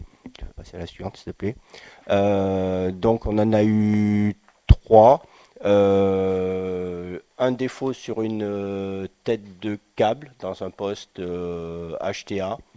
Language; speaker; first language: French; native; French